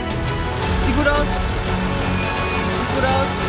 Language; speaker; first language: German; native; German